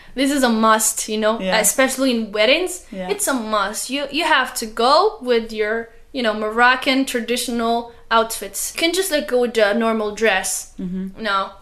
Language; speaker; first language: English; non-native, learner; Arabic